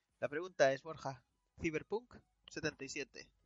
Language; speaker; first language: Spanish; native; Spanish